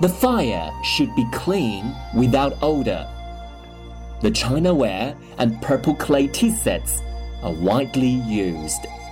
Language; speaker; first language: English; non-native, fluent; Chinese